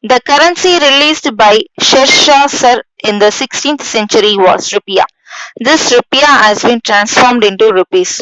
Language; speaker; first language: English; non-native, local second language; Tamil